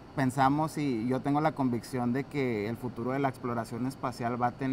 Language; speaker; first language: Spanish; native; Spanish